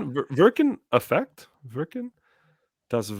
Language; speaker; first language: German; non-native, learner; English